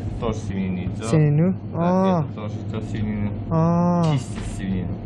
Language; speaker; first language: Russian; non-native, learner; Korean